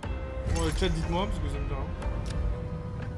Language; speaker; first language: French; native; French